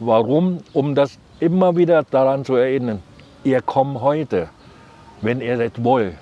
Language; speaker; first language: German; non-native, learner; Thai